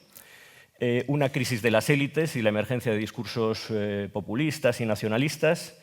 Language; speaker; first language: Spanish; native; Spanish